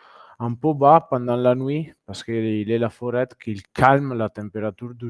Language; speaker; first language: French; non-native, fluent; Italian